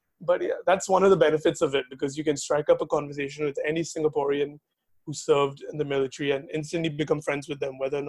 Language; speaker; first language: English; native; English